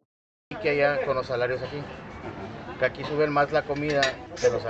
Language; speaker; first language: Spanish; native; Spanish